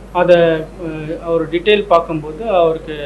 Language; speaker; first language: Tamil; non-native, local second language; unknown